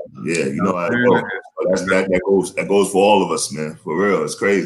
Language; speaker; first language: English; native; English